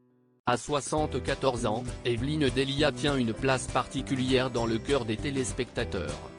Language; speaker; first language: French; native; French